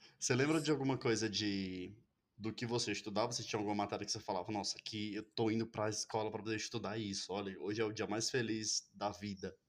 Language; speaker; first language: Portuguese; native; Portuguese